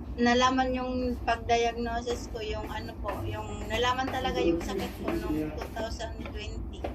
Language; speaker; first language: Filipino; non-native, local second language; Cebuano